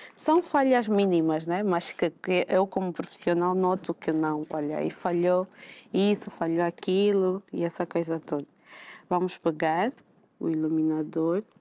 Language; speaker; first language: Portuguese; native; Portuguese